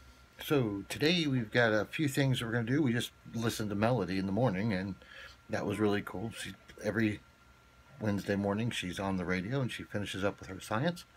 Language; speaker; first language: English; native; English